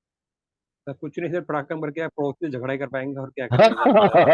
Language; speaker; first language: Hindi; native; Hindi